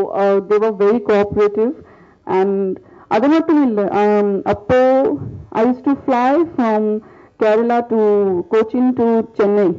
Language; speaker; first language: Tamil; non-native, learner; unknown